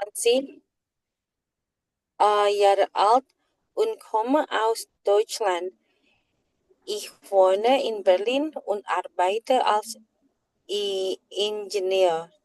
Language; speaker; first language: German; non-native, learner; Indonesian